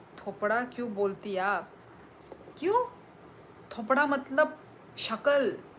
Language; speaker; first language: Hindi; non-native, local second language; Kok Borok